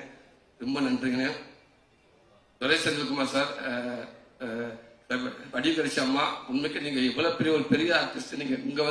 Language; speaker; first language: Tamil; native; Tamil